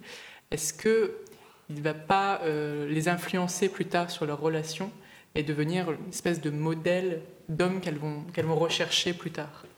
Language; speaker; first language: French; native; French